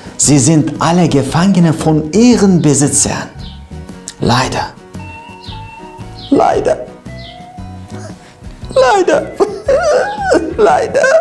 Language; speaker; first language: German; non-native, learner; Turkish